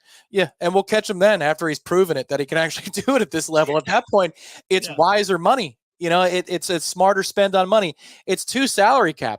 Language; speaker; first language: English; native; English